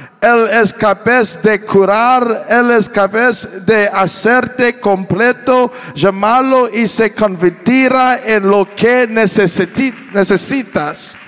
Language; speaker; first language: Spanish; non-native, learner; English